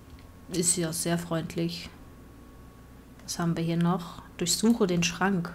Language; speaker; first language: German; native; German